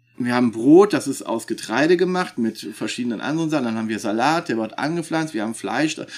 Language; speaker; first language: German; native; German